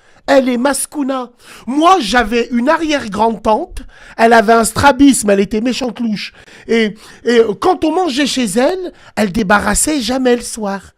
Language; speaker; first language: French; early bilingual, other home language; Arabic